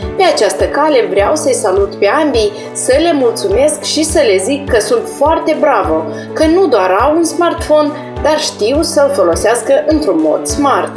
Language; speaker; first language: Romanian; native; Romanian